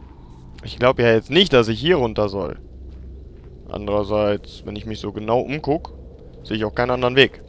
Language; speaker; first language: German; native; German